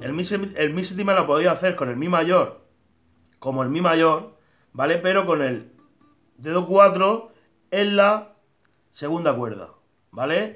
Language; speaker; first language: Spanish; native; Spanish